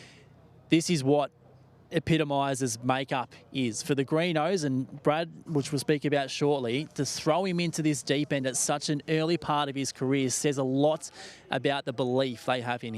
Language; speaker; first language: English; native; English